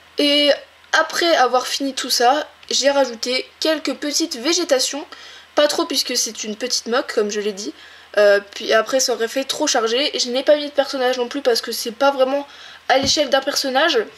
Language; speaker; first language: French; native; French